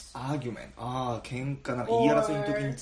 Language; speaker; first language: English; non-native, learner; Japanese